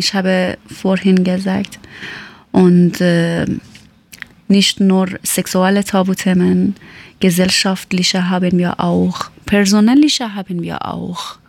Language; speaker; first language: German; non-native, learner; Persian